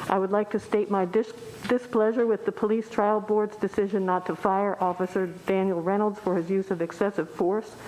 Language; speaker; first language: English; native; English